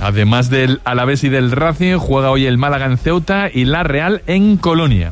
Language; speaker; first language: Spanish; native; Spanish